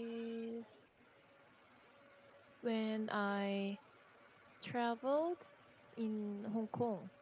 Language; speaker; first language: English; non-native, learner; Korean